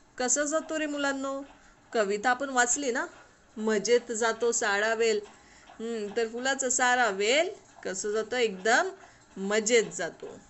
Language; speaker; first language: Marathi; non-native, local second language; Urdu